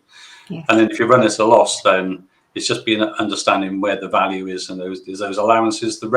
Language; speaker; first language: English; native; English